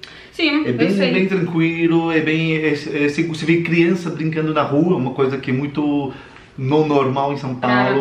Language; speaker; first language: Portuguese; non-native, fluent; French